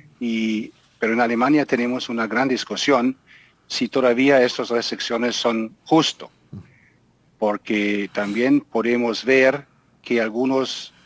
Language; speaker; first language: Spanish; non-native, fluent; German